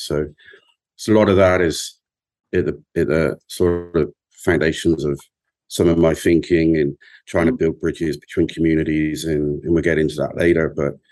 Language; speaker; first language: English; native; English